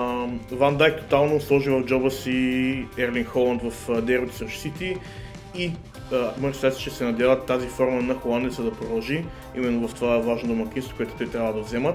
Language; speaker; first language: Bulgarian; native; Bulgarian